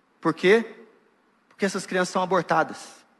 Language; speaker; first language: Portuguese; native; Portuguese